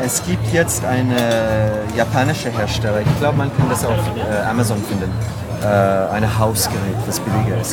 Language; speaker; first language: German; non-native, fluent; French